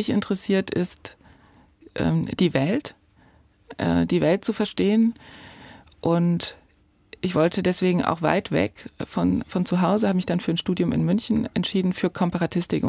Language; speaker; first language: German; native; German